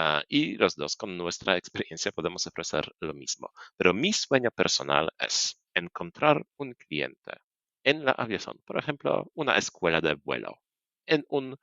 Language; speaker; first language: Spanish; non-native, fluent; Polish